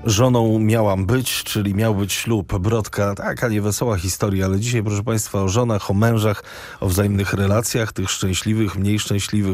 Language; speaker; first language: Polish; native; Polish